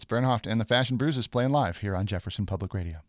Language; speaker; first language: English; native; English